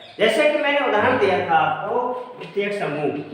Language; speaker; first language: Hindi; native; Hindi